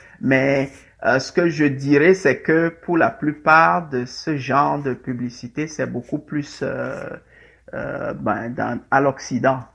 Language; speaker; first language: French; non-native, local second language; Ewe